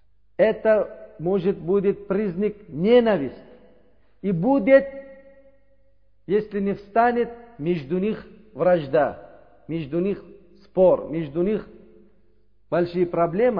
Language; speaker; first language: Russian; non-native, learner; Uzbek